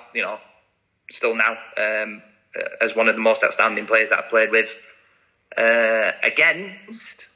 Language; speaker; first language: English; native; English